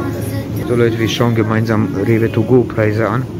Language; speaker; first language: German; early bilingual, other home language; Turkish